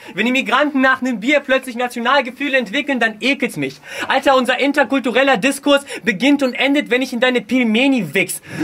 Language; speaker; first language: German; early bilingual, other home language; Russian